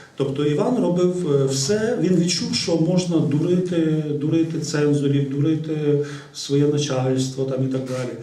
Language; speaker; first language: Ukrainian; native; Ukrainian